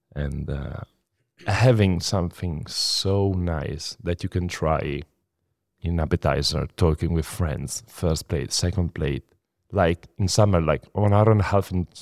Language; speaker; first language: English; non-native, fluent; Italian